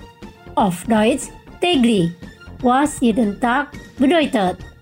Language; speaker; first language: German; non-native, fluent; Indonesian